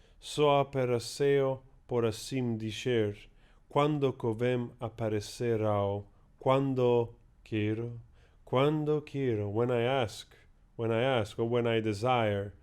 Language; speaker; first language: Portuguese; non-native, learner; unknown